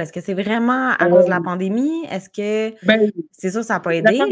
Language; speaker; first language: French; native; French